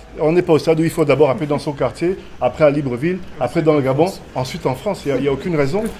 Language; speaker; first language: French; native; French